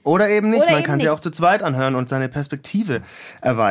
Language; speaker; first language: German; native; German